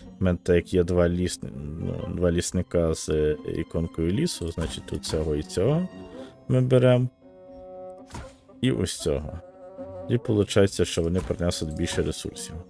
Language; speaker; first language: Ukrainian; native; Ukrainian